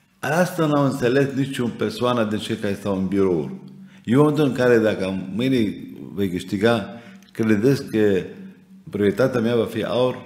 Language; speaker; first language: Romanian; non-native, fluent; Arabic